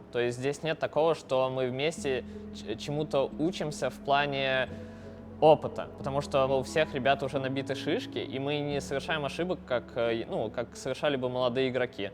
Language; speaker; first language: Russian; native; Russian